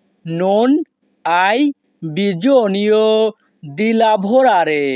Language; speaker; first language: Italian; non-native, fluent; Bangla